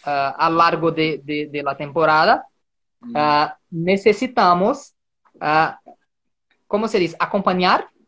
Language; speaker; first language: Spanish; non-native, fluent; Portuguese